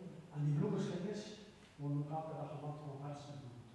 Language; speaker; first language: Dutch; native; Dutch